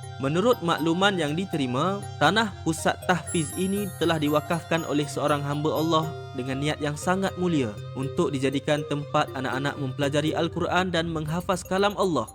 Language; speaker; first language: Malay; native; Malay